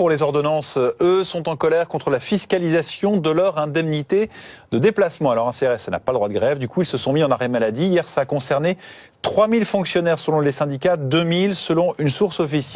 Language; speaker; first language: French; native; French